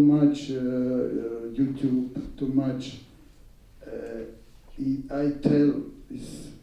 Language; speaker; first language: English; non-native, learner; Russian